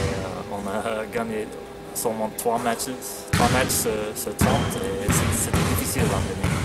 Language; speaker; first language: French; non-native, fluent; English